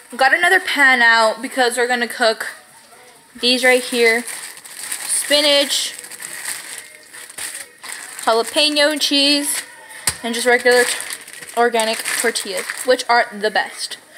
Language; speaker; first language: English; early bilingual, other home language; Spanish